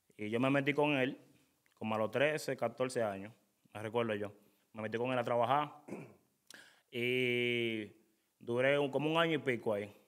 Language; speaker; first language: Spanish; native; Spanish